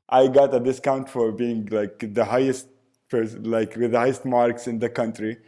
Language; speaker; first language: English; early bilingual, other home language; Arabic